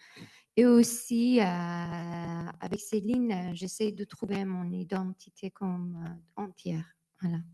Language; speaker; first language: French; non-native, learner; Persian